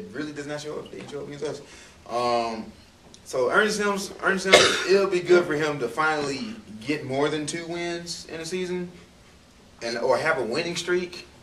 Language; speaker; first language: English; native; English